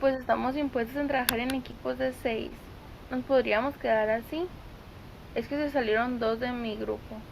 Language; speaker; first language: Spanish; native; Spanish